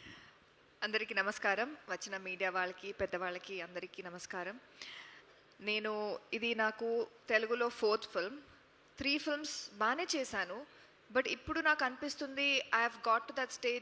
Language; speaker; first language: Telugu; non-native, learner; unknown